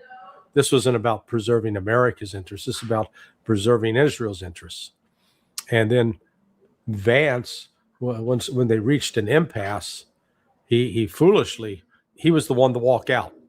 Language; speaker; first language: English; native; English